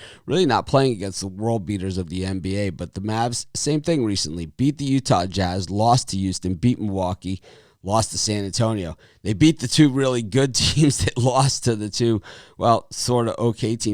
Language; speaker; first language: English; native; English